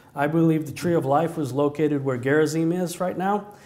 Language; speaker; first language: English; native; English